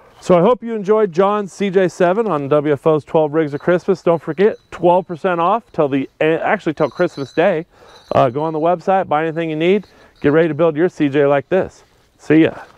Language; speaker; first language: English; native; English